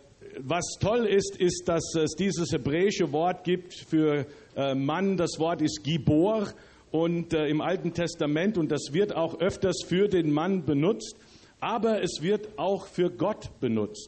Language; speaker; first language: German; early bilingual, other home language; English